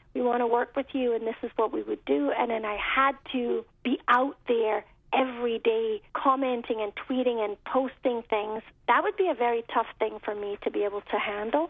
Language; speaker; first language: English; native; English